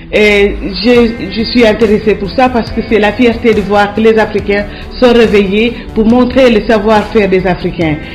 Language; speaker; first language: French; non-native, fluent; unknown